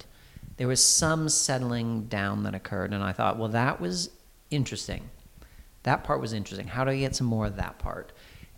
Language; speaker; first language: English; native; English